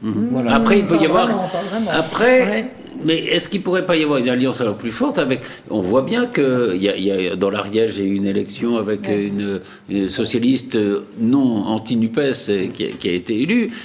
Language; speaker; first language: French; native; French